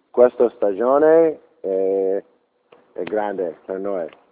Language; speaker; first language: Italian; non-native, learner; English